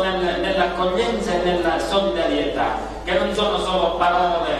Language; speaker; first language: Italian; native; Italian